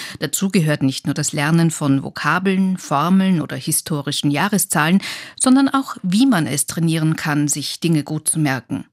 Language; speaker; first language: German; native; German